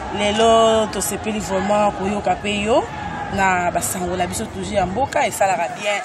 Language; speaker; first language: Lingala; non-native, local second language; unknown